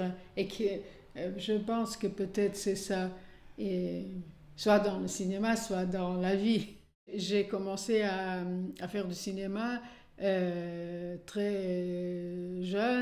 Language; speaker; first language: French; non-native, fluent; Portuguese